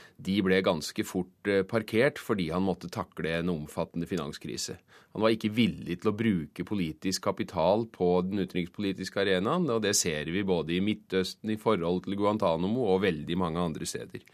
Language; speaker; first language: Norwegian; native; Norwegian